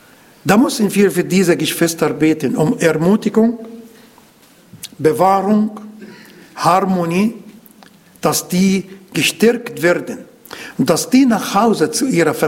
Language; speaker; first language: German; non-native, learner; Arabic